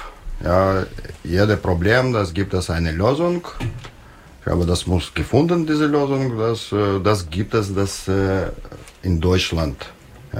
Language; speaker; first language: German; non-native, learner; Russian